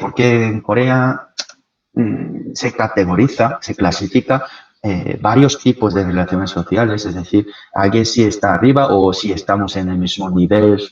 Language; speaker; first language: Spanish; non-native, fluent; Korean